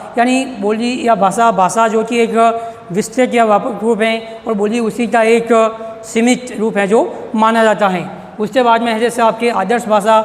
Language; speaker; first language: Hindi; native; Hindi